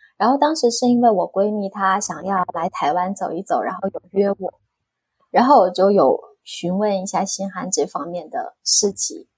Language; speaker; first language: Chinese; non-native, fluent; Korean